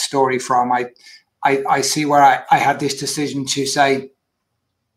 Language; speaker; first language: English; native; English